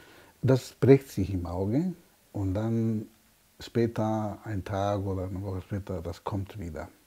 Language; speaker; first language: German; non-native, fluent; Spanish